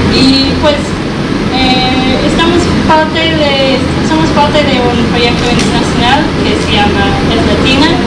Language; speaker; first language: Spanish; non-native, fluent; English